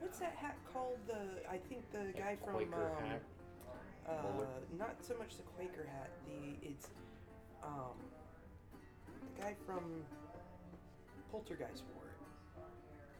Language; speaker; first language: English; native; English